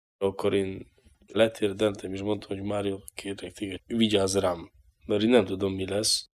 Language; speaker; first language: Hungarian; non-native, learner; Polish